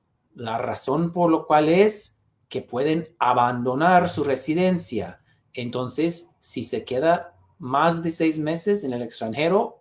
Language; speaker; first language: Spanish; non-native, fluent; English